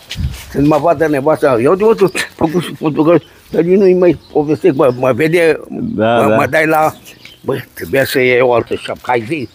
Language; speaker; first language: Romanian; native; Romanian